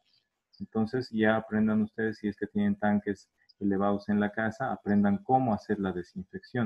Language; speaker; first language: Spanish; native; Spanish